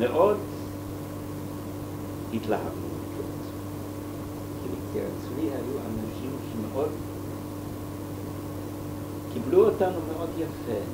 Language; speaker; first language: Hebrew; non-native, fluent; German